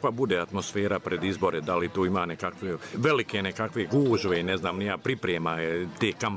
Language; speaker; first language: Serbian; native; Serbian